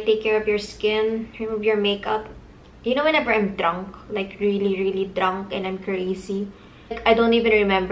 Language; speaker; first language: English; non-native, local second language; Filipino